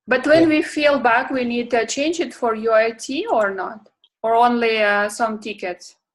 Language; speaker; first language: English; non-native, learner; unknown